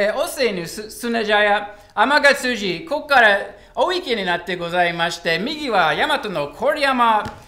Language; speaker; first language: Japanese; non-native, fluent; English